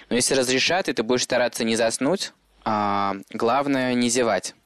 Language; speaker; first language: Russian; native; Russian